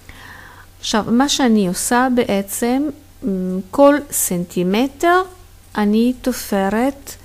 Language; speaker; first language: Hebrew; non-native, fluent; Italian